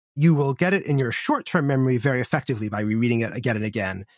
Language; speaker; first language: English; native; English